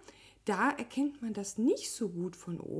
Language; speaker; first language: German; native; German